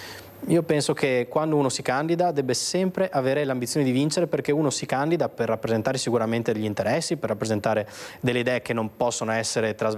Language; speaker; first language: Italian; native; Italian